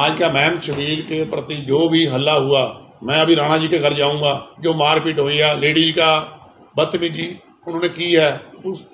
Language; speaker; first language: Hindi; non-native, local second language; Punjabi